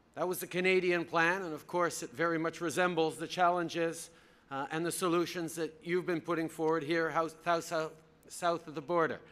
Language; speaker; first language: English; early bilingual, other home language; French